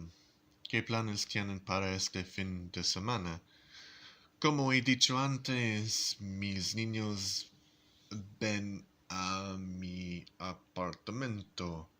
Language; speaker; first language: Spanish; non-native, learner; English